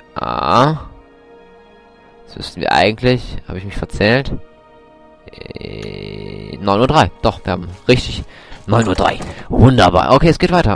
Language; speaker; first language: German; native; German